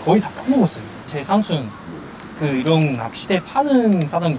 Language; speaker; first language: Korean; non-native, fluent; Chinese